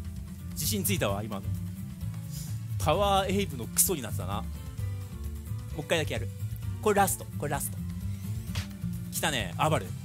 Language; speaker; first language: Japanese; native; Japanese